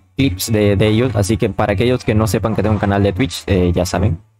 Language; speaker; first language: Spanish; native; Spanish